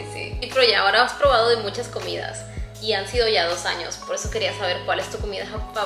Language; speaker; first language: Spanish; native; Spanish